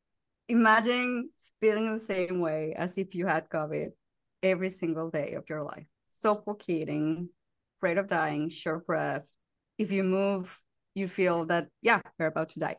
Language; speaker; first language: English; non-native, fluent; Spanish